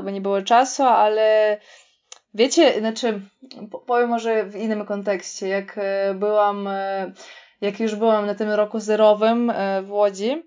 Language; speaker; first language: Polish; non-native, fluent; Russian